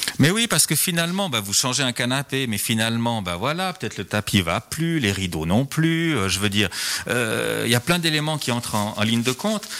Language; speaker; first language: French; native; French